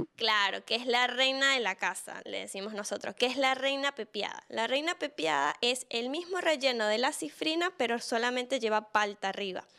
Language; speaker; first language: Spanish; native; Spanish